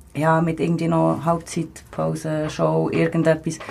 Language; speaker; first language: German; native; German